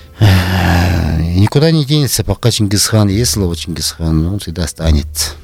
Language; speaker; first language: Russian; non-native, local second language; Tuvinian